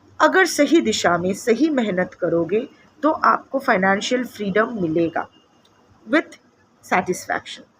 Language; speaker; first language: Hindi; non-native, local second language; Bangla